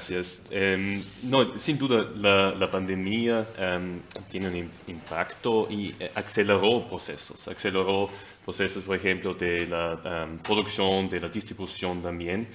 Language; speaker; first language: Spanish; non-native, fluent; German